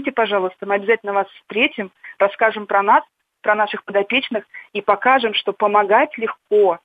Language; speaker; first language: Russian; native; Russian